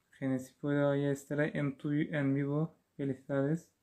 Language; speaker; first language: Spanish; non-native, learner; Turkish